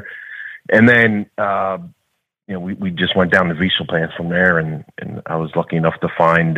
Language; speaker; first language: English; native; English